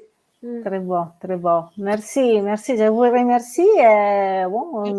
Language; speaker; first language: French; non-native, learner; Italian